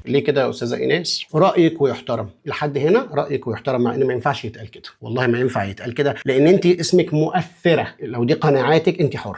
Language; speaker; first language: Arabic; native; Arabic